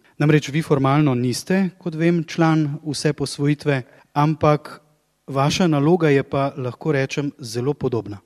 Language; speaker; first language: Slovenian; native; Slovenian